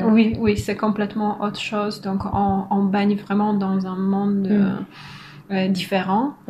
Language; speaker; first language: French; non-native, fluent; Polish